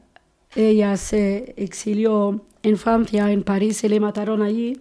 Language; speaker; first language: Spanish; non-native, fluent; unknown